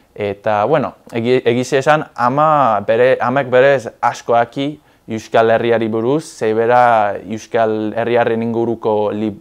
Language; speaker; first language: Basque; non-native, fluent; English